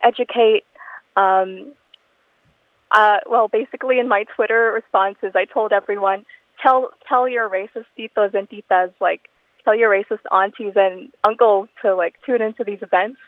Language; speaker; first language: English; non-native, local second language; Filipino